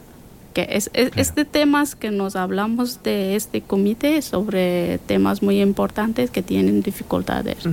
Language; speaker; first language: Spanish; non-native, learner; Persian